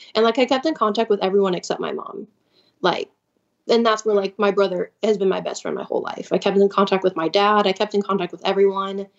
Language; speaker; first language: English; native; English